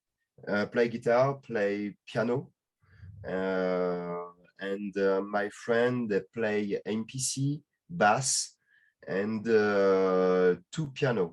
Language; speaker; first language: English; non-native, learner; French